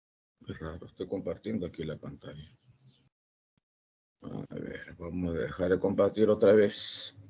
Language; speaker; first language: Spanish; native; Spanish